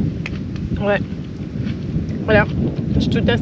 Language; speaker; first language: French; native; French